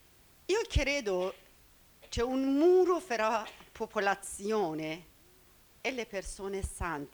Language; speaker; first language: Italian; non-native, learner; Persian